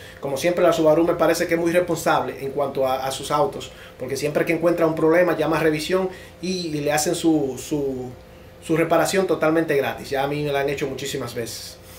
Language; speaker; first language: Spanish; native; Spanish